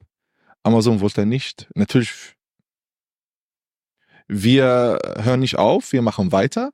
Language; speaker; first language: German; non-native, learner; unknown